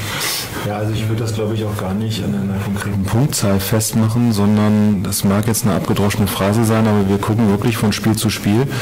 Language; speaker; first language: German; native; German